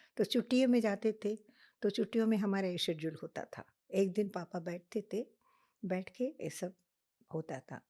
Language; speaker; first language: Hindi; non-native, local second language; Telugu